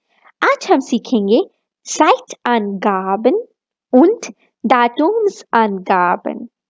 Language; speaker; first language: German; non-native, fluent; Hindi